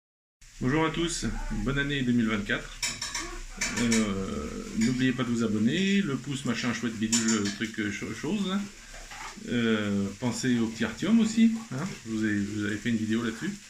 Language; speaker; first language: French; native; French